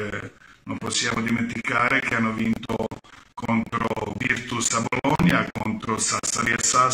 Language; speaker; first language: Italian; non-native, fluent; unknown